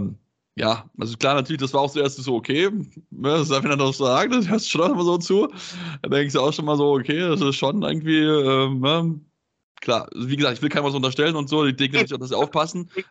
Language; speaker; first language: German; native; German